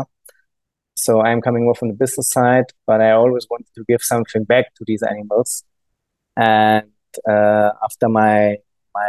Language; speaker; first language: English; non-native, fluent; German